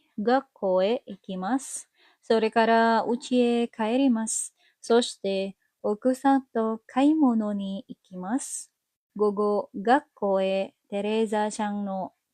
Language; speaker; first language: Japanese; non-native, learner; Indonesian